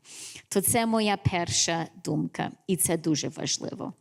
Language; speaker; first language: Ukrainian; early bilingual, heritage; English